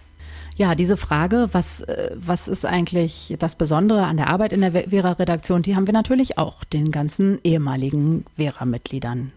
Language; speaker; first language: German; native; German